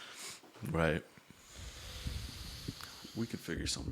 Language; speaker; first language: English; native; English